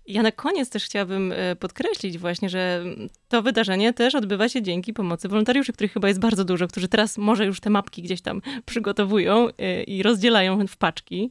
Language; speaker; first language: Polish; native; Polish